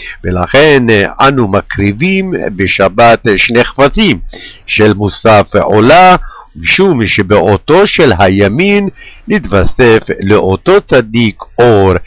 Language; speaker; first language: Hebrew; native; Hebrew